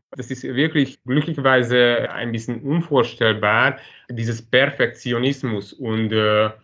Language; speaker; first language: German; non-native, fluent; Hungarian